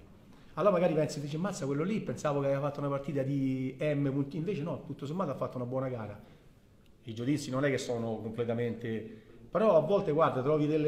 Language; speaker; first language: Italian; native; Italian